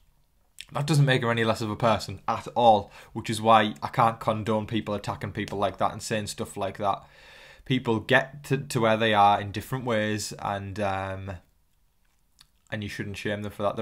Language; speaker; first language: English; native; English